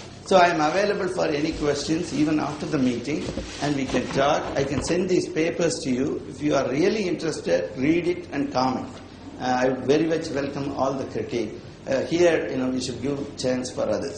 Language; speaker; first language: English; non-native, local second language; Tamil